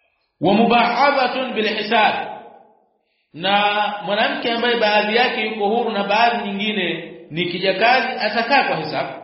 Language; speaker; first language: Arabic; non-native, fluent; Swahili